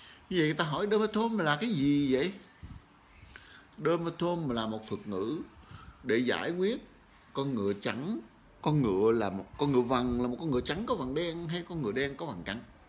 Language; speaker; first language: Vietnamese; native; Vietnamese